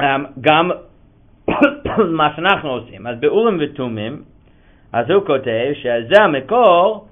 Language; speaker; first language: Hebrew; non-native, fluent; English